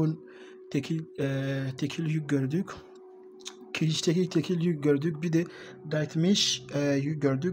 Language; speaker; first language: Turkish; non-native, learner; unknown